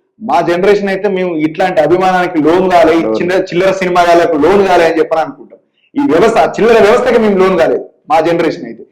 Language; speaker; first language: Telugu; native; Telugu